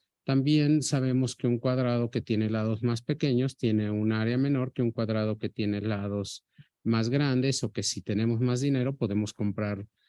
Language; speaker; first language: Spanish; native; Spanish